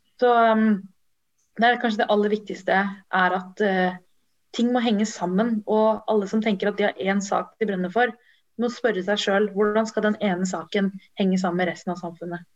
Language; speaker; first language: Norwegian; early bilingual, other home language; Tamil